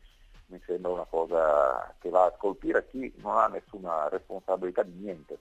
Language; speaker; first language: Italian; native; Italian